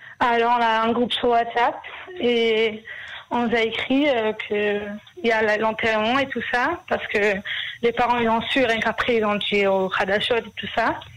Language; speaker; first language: French; early bilingual, heritage; Hebrew